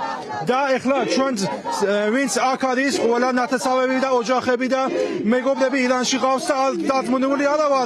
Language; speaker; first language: Georgian; non-native, learner; Persian